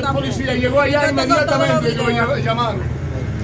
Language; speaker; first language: Spanish; native; Spanish